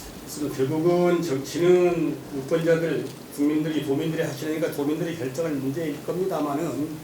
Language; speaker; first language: Korean; native; Korean